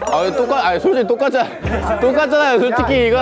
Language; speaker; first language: Korean; native; Korean